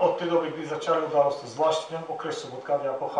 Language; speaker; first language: Czech; non-native, fluent; Arabic